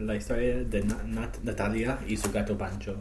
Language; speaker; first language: Spanish; non-native, learner; English